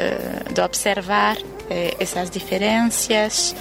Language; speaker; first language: Portuguese; non-native, fluent; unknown